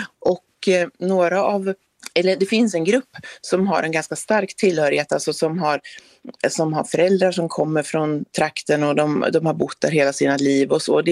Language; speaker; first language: Swedish; native; Swedish